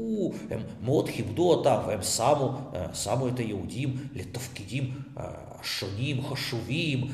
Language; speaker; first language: Hebrew; non-native, fluent; Russian